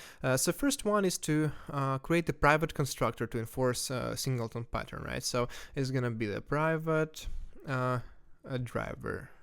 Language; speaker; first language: English; non-native, fluent; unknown